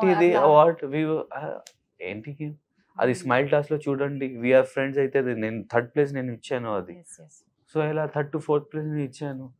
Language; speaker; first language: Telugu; non-native, learner; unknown